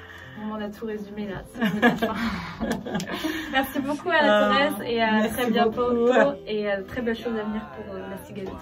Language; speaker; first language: French; native; French